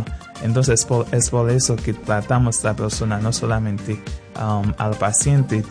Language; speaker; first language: Spanish; non-native, fluent; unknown